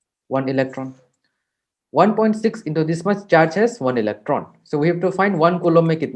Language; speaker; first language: English; non-native, local second language; Hindi